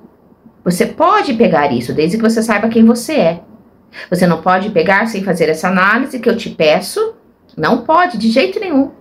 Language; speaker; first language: Portuguese; native; Portuguese